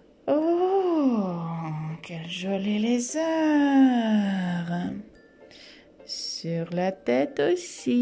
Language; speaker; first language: French; non-native, fluent; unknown